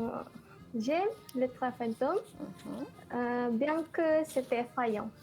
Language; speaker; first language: French; non-native, learner; Malay